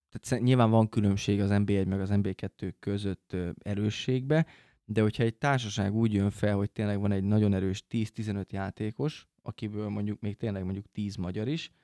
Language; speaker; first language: Hungarian; native; Hungarian